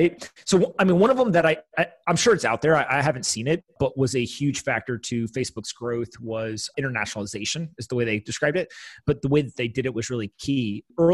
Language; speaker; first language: English; native; English